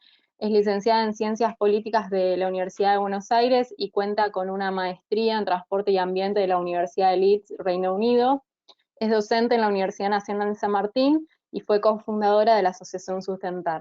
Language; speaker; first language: Spanish; native; Spanish